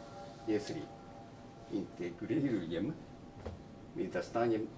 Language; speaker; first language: Russian; non-native, learner; Japanese